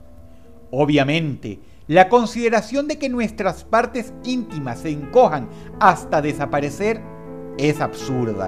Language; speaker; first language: Spanish; native; Spanish